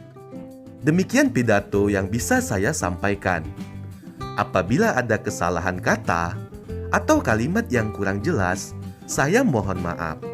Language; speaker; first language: Indonesian; native; Indonesian